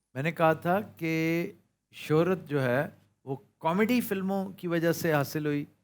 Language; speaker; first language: Urdu; non-native, local second language; Punjabi